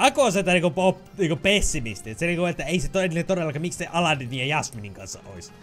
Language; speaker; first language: Finnish; native; Finnish